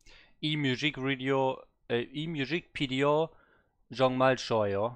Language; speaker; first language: Korean; non-native, learner; German